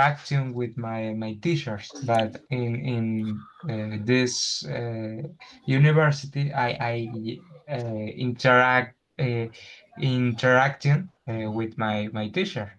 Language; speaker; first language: English; non-native, learner; Spanish